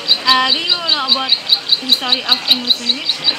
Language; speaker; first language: English; non-native, learner; Indonesian